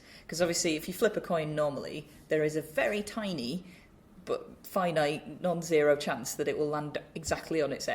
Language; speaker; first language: English; native; English